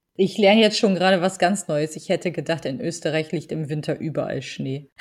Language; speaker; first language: German; native; German